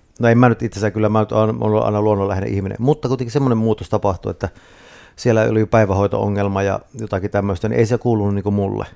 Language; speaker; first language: Finnish; native; Finnish